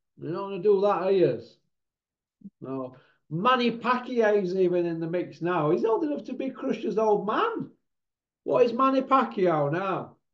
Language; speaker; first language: English; native; English